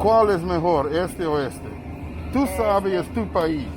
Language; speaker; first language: Spanish; non-native, learner; English